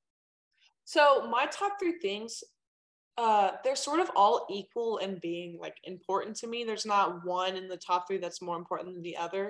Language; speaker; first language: English; native; English